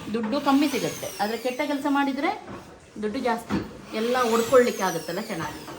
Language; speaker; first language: Kannada; native; Kannada